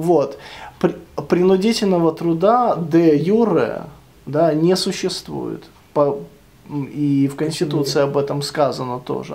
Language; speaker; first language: Russian; native; Russian